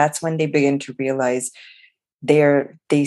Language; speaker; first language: English; non-native, local second language; Urdu